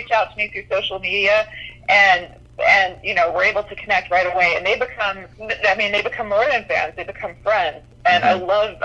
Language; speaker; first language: English; native; English